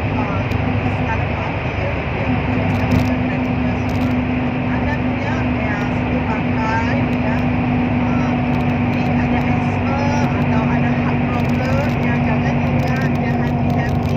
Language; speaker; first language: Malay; non-native, local second language; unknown